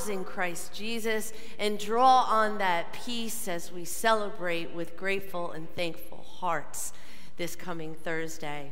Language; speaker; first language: English; native; English